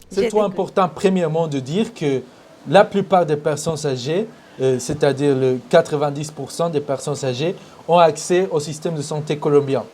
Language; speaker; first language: French; non-native, learner; Spanish